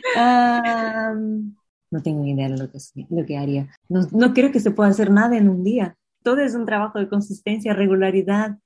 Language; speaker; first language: Spanish; non-native, fluent; Portuguese